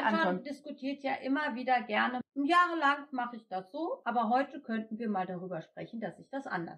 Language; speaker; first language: German; native; German